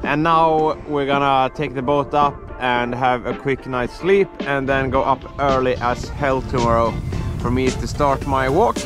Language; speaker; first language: English; non-native, fluent; Swedish